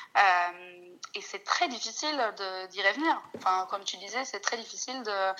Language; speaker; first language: French; non-native, fluent; Italian